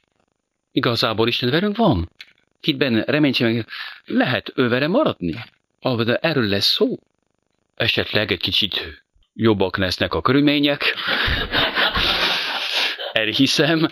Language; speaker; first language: Hungarian; non-native, fluent; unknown